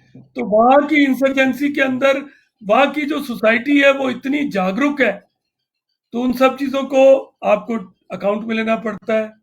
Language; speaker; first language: Hindi; non-native, local second language; Punjabi